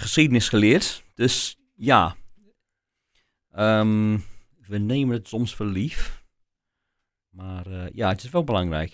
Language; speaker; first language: Dutch; non-native, fluent; English